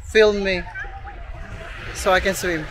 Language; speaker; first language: English; non-native, local second language; Filipino